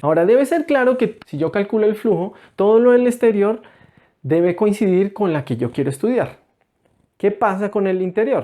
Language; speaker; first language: Spanish; native; Spanish